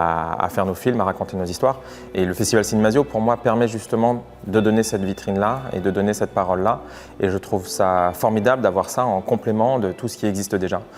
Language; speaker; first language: French; native; French